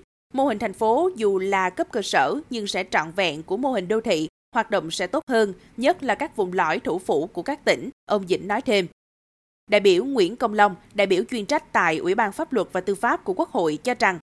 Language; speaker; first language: Vietnamese; native; Vietnamese